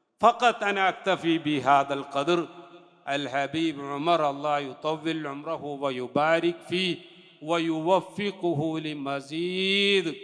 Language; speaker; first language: Arabic; non-native, fluent; Malayalam